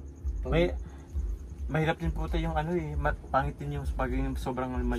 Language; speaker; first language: Filipino; native; Filipino